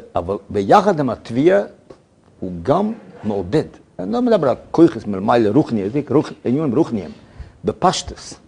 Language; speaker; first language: Hebrew; non-native, fluent; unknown